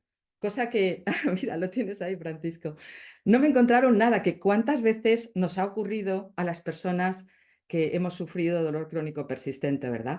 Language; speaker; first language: Spanish; native; Spanish